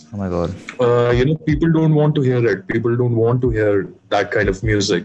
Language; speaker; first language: English; non-native, local second language; Kashmiri